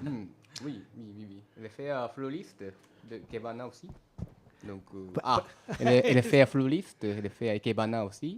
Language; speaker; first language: French; non-native, learner; Japanese